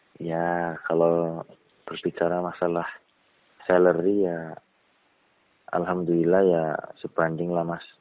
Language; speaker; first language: Indonesian; native; Indonesian